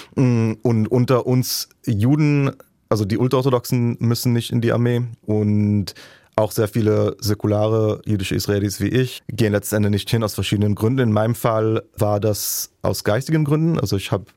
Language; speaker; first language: German; non-native, fluent; Hebrew